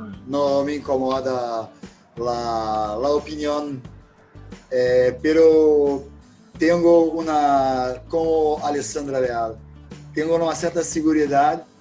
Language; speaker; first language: Spanish; non-native, learner; Portuguese